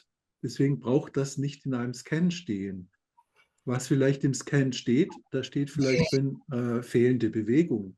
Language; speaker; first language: German; native; German